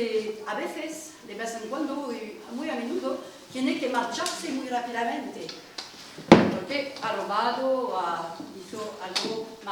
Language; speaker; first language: Spanish; non-native, learner; French